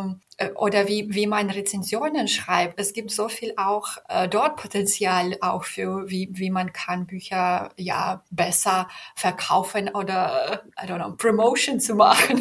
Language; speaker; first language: German; non-native, fluent; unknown